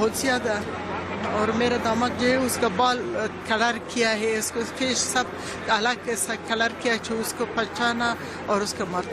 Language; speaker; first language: Hindi; non-native, learner; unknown